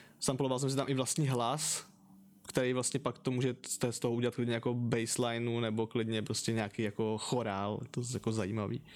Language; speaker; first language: Czech; native; Czech